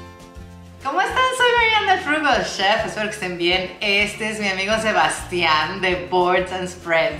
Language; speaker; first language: Spanish; native; Spanish